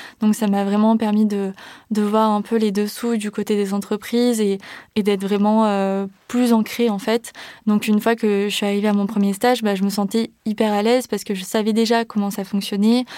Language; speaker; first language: French; native; French